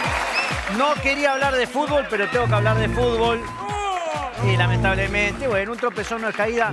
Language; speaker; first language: Spanish; native; Spanish